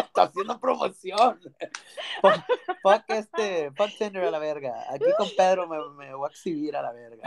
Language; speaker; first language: Spanish; early bilingual, heritage; Spanish